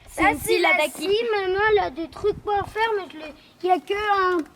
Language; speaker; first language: French; early bilingual, heritage; French